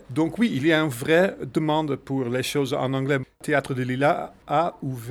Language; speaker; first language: French; non-native, fluent; Dutch